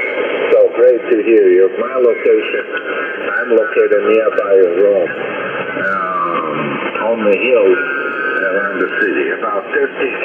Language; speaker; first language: English; non-native, fluent; Italian